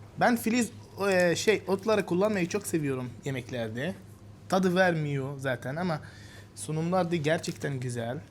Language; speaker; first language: Turkish; non-native, fluent; Arabic